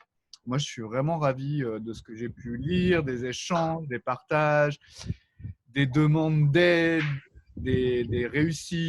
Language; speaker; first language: French; native; French